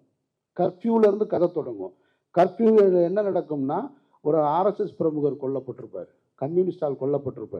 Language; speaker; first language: Tamil; native; Tamil